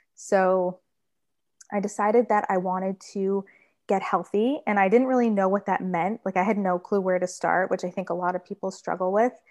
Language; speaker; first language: English; native; English